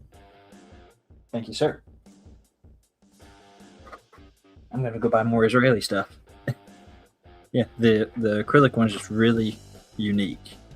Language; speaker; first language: English; native; English